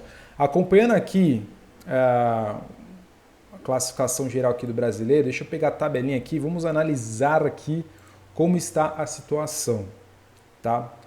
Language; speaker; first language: Portuguese; native; Portuguese